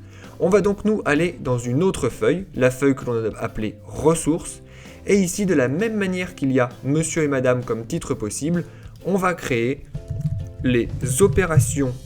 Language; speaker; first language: French; native; French